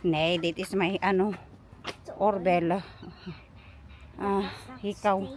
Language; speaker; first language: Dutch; non-native, learner; Filipino